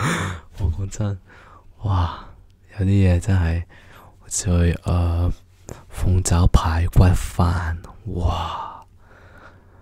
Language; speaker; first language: Cantonese; early bilingual, heritage; Cantonese